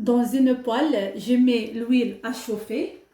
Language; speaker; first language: French; non-native, local second language; Arabic